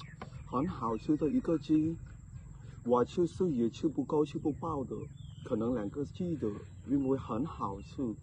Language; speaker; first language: Chinese; non-native, learner; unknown